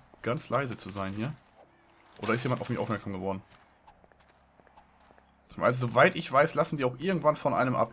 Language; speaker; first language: German; native; German